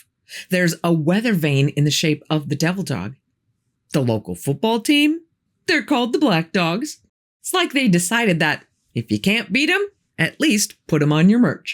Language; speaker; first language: English; native; English